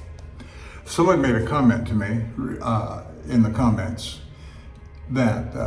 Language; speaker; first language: English; native; English